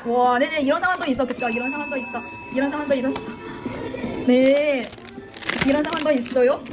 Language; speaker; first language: Korean; non-native, learner; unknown